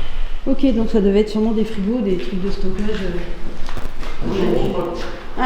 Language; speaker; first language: French; native; French